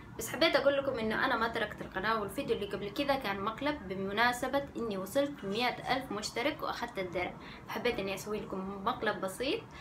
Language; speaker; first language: Arabic; early bilingual, other home language; Korean